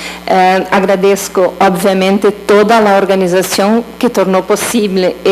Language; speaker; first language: Spanish; non-native, learner; Portuguese